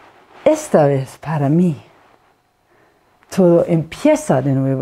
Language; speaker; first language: Spanish; non-native, fluent; Danish